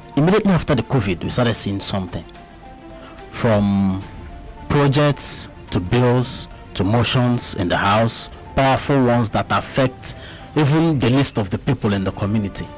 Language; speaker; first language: English; non-native, local second language; Igbo